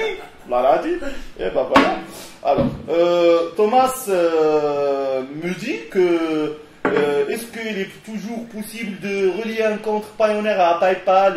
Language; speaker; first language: French; non-native, local second language; Arabic